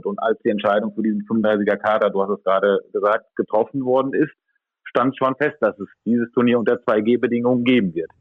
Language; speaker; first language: German; native; German